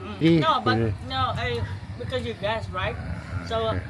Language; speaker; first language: English; non-native, learner; Khmer